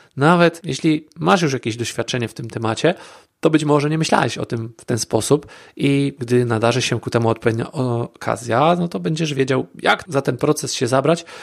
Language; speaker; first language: Polish; native; Polish